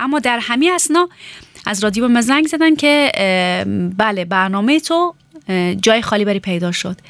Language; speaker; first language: Persian; native; Persian